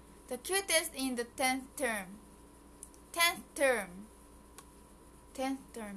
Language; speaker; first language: English; early bilingual, other home language; Japanese